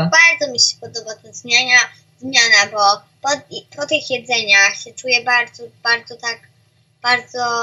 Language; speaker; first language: Polish; early bilingual, heritage; Polish